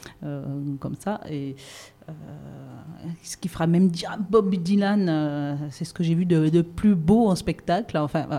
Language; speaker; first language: French; native; French